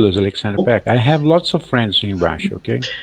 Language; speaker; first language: English; non-native, fluent; Portuguese